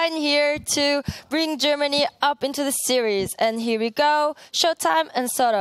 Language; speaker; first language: English; non-native, fluent; French